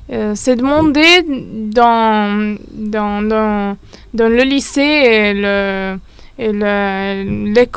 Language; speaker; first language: French; non-native, learner; Arabic